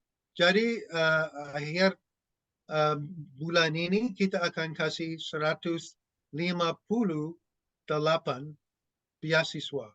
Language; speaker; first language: Indonesian; non-native, fluent; English